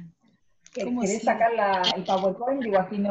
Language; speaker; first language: Spanish; native; Spanish